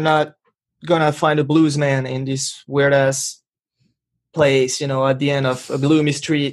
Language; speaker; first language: English; non-native, fluent; French